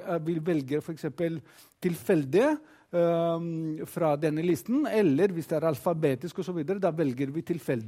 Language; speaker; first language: Norwegian; non-native, fluent; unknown